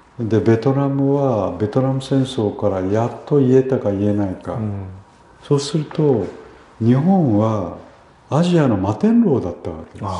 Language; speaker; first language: Japanese; early bilingual, other home language; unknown